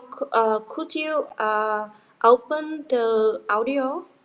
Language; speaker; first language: English; non-native, learner; Vietnamese